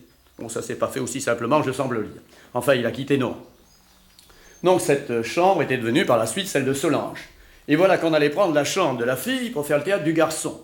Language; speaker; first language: French; native; French